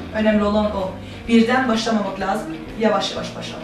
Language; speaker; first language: Turkish; early bilingual, heritage; Turkish